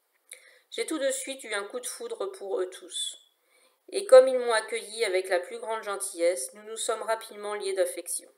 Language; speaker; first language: French; native; French